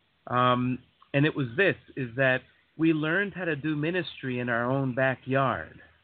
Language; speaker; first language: English; native; English